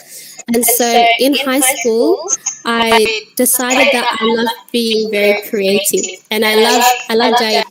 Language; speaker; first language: English; early bilingual, heritage; English